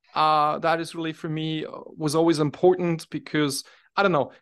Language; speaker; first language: English; non-native, fluent; German